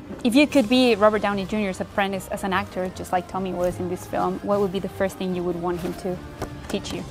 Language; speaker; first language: English; non-native, fluent; Spanish